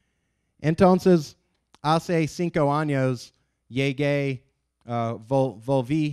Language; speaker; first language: Spanish; non-native, learner; English